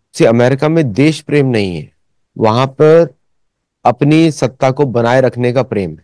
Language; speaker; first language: Hindi; native; Hindi